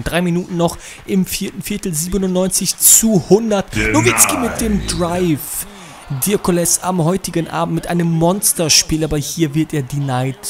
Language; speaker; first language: German; native; German